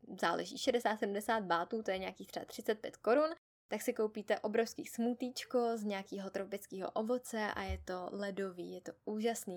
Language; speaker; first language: Czech; native; Czech